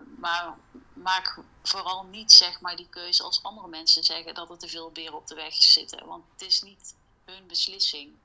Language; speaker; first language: Dutch; native; Dutch